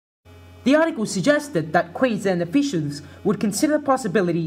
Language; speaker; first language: English; native; English